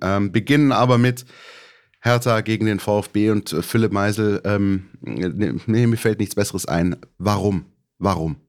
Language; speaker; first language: German; native; German